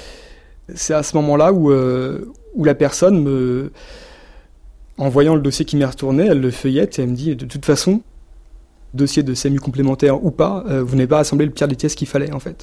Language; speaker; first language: French; native; French